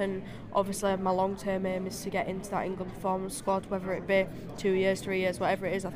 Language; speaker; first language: English; native; English